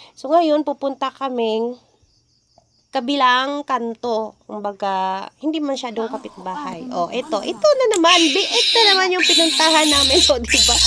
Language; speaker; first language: Filipino; non-native, local second language; Cebuano